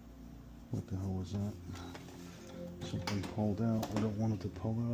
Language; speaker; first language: English; native; English